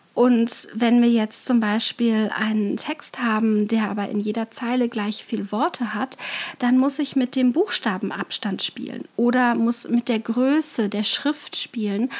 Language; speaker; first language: German; native; German